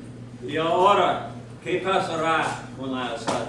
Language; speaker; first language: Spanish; non-native, learner; English